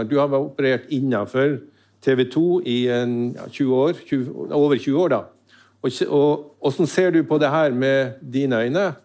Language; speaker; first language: Norwegian; native; Norwegian